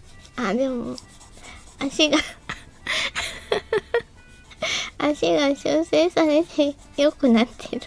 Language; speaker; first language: Japanese; native; Japanese